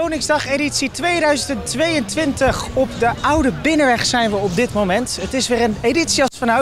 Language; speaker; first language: Dutch; native; Dutch